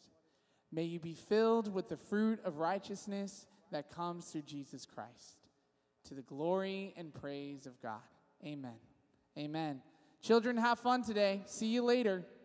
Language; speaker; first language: English; native; English